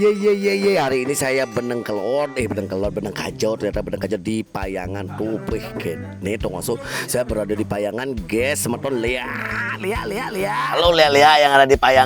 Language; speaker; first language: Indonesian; non-native, local second language; Balinese